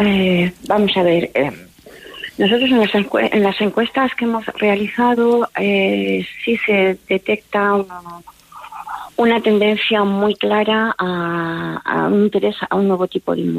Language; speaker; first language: Spanish; native; Spanish